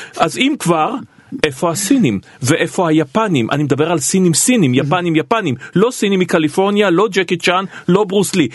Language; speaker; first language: Hebrew; native; Hebrew